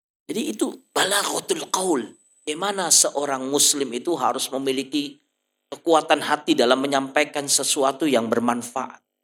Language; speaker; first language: Indonesian; non-native, fluent; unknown